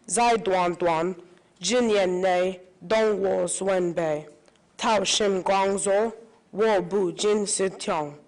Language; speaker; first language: Chinese; non-native, learner; English